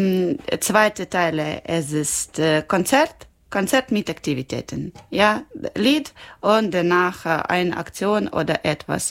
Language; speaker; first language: German; non-native, learner; Ukrainian